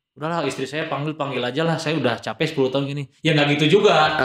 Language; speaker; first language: Indonesian; native; Indonesian